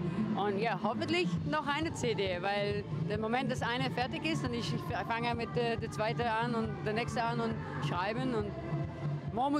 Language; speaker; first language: German; non-native, learner; English